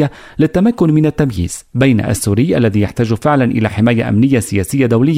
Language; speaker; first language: Arabic; native; Arabic